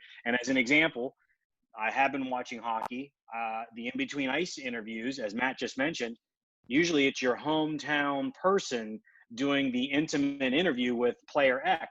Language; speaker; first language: English; native; English